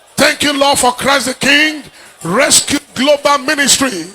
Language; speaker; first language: English; non-native, local second language; Yoruba